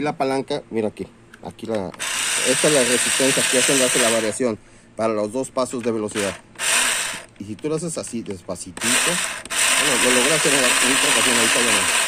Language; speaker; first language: Spanish; native; Spanish